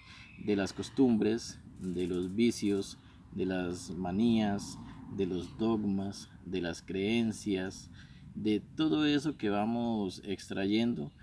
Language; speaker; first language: Spanish; native; Spanish